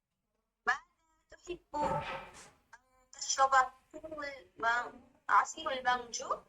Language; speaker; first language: Arabic; non-native, learner; Bangla